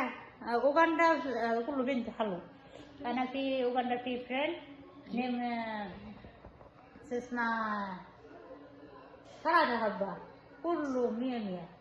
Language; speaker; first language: Arabic; non-native, learner; Bangla